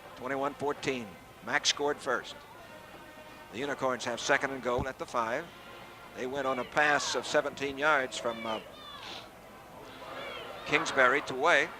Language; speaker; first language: English; native; English